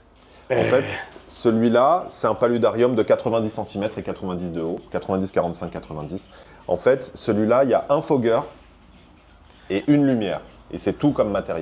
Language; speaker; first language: French; native; French